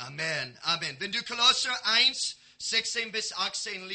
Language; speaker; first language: German; non-native, learner; English